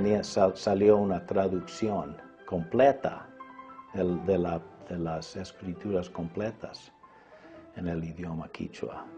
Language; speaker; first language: Spanish; early bilingual, other home language; English